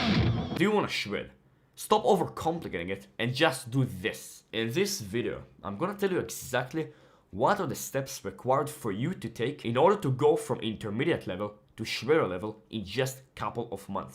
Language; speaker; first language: English; non-native, fluent; Hebrew